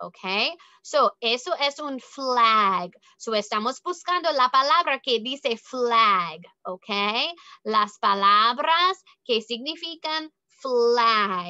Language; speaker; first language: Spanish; non-native, learner; English